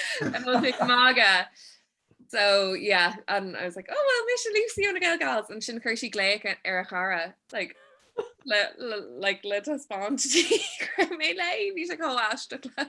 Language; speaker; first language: Irish; non-native, local second language; English